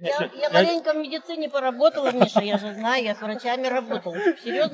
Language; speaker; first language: Russian; native; Russian